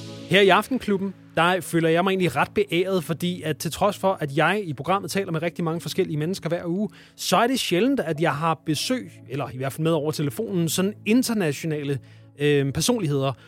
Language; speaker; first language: Danish; native; Danish